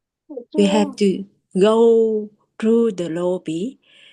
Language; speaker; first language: English; non-native, learner; Japanese